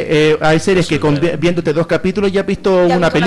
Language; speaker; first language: Spanish; native; Spanish